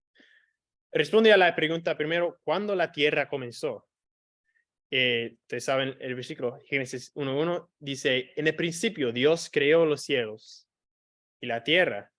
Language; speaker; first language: Spanish; non-native, fluent; English